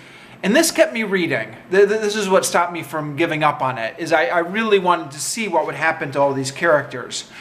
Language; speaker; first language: English; native; English